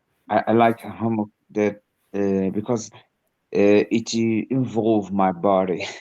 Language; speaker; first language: English; non-native, learner; Portuguese